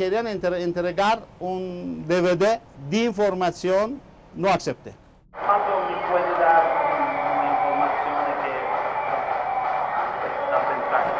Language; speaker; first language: Spanish; non-native, fluent; Persian